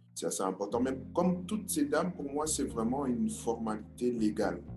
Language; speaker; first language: French; non-native, local second language; Lingala